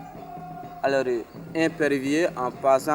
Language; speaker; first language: French; non-native, learner; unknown